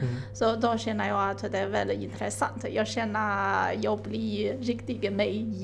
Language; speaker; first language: Swedish; non-native, fluent; Chinese